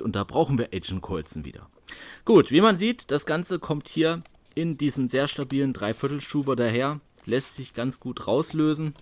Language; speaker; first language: German; native; German